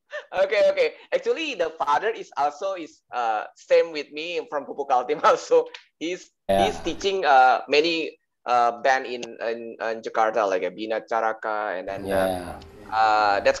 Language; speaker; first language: English; non-native, learner; Indonesian